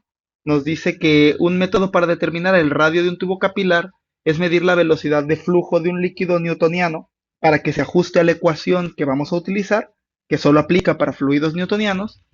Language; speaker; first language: Spanish; native; Spanish